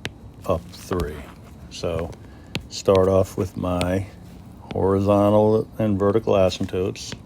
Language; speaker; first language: English; native; English